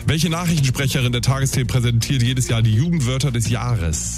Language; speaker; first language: German; native; German